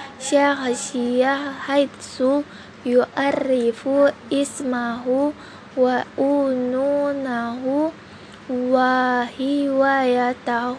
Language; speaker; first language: Arabic; non-native, learner; Indonesian